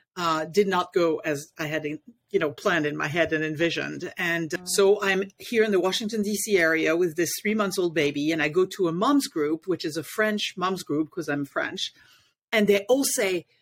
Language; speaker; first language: English; non-native, fluent; French